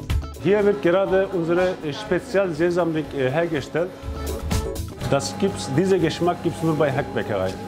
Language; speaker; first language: German; non-native, learner; Turkish